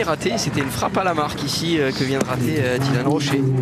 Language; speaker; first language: French; native; French